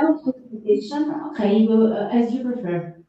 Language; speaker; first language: English; non-native, fluent; Italian